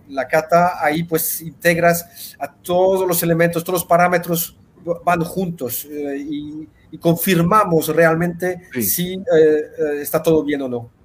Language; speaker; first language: Spanish; early bilingual, heritage; Spanish